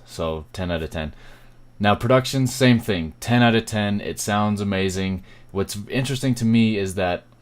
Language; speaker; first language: English; native; English